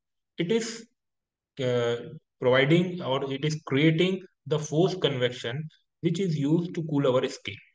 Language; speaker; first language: English; non-native, local second language; Hindi